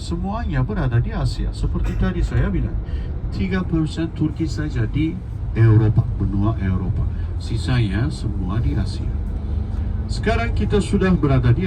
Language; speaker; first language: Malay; non-native, fluent; Turkish